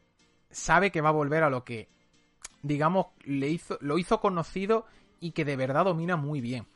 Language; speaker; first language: Spanish; native; Spanish